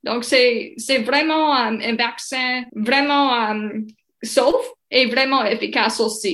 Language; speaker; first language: French; non-native, local second language; English